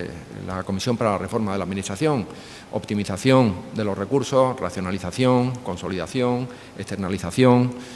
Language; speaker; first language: Spanish; native; Spanish